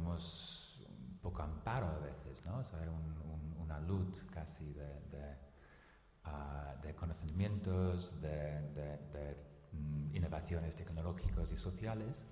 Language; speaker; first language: Spanish; non-native, local second language; Catalan